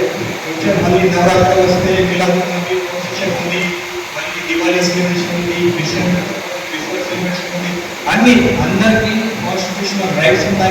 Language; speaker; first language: Telugu; non-native, fluent; Marathi